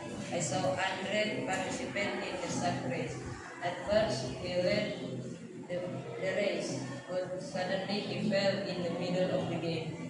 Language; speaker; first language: English; non-native, learner; Indonesian